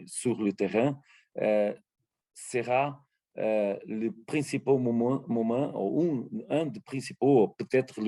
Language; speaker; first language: French; non-native, learner; Portuguese